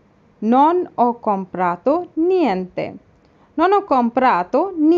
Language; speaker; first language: Italian; non-native, fluent; Bangla